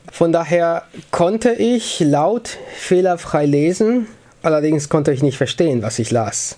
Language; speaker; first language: German; early bilingual, other home language; Polish